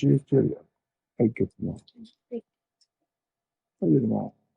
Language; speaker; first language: Japanese; native; Japanese